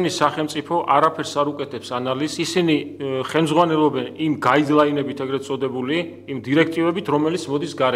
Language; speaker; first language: Georgian; native; Georgian